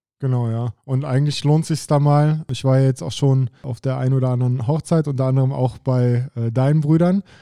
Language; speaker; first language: German; native; German